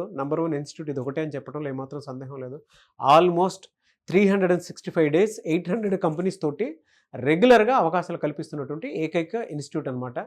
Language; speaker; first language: Telugu; native; Telugu